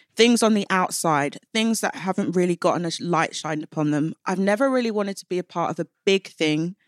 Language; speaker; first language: English; native; English